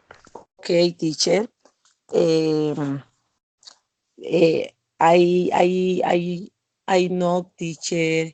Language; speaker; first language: English; non-native, learner; Spanish